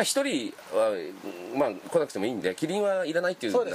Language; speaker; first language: Japanese; native; Japanese